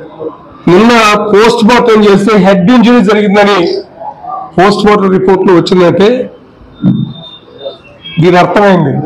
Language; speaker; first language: Telugu; native; Telugu